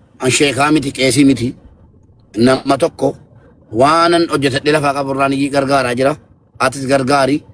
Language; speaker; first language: Oromo; native; Oromo